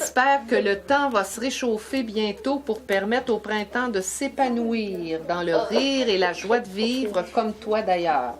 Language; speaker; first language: French; native; French